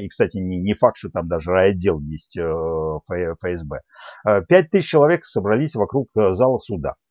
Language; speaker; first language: Russian; native; Russian